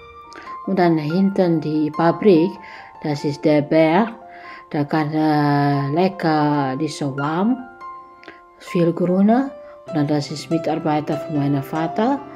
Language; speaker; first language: German; non-native, learner; Indonesian